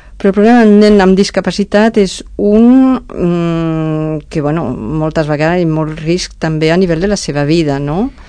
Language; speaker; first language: Catalan; non-native, fluent; Spanish